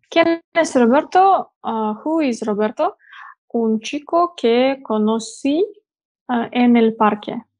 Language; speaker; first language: Spanish; non-native, learner; Russian